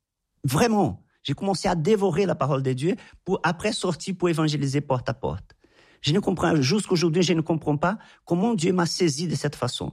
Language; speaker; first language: French; non-native, fluent; Portuguese